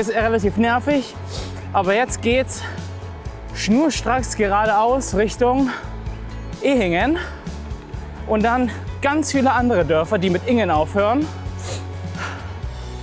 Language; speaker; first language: German; native; German